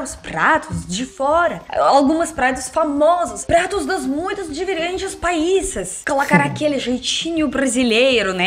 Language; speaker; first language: Portuguese; non-native, learner; Russian